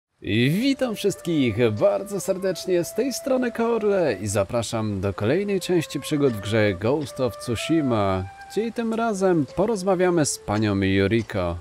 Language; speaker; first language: Polish; native; Polish